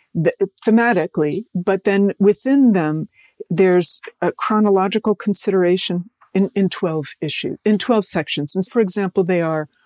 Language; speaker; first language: English; native; English